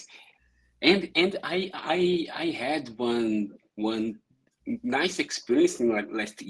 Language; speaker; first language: English; non-native, learner; Portuguese